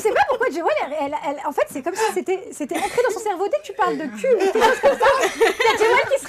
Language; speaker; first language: French; native; French